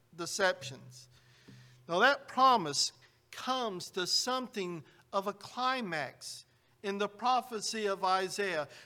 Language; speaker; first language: English; native; English